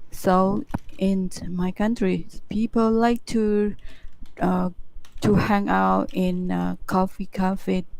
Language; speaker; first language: English; non-native, learner; Thai